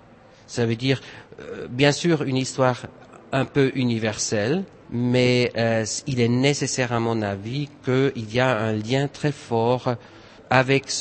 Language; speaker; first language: French; non-native, fluent; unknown